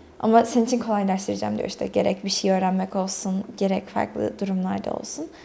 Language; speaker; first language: Turkish; early bilingual, other home language; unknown